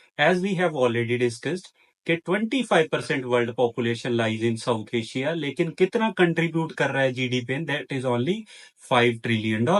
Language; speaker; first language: Hindi; native; Hindi